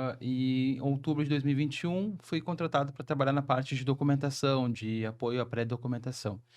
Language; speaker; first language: Portuguese; native; Portuguese